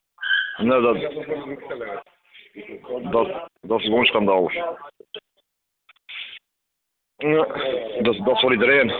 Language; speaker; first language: Dutch; non-native, fluent; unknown